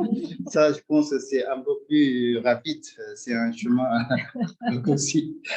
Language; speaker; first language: French; non-native, fluent; Tibetan